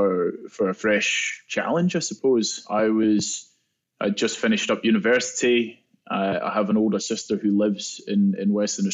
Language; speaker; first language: English; native; English